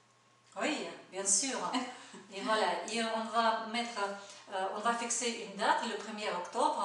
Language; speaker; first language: French; non-native, fluent; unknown